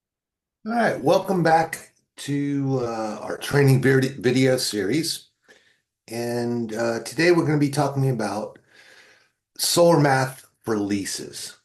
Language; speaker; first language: English; native; English